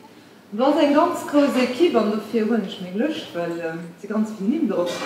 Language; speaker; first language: German; non-native, local second language; Luxembourgish